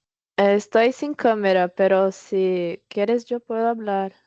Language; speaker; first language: Spanish; non-native, learner; Portuguese